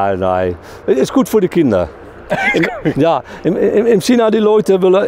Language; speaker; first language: German; non-native, learner; Dutch